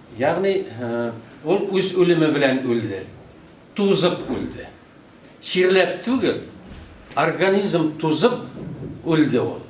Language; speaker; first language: Tatar; native; Tatar